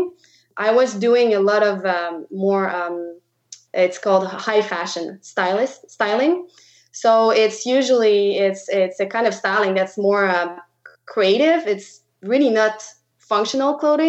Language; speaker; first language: English; non-native, fluent; French